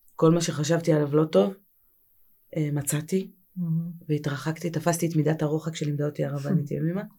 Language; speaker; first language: Hebrew; native; Hebrew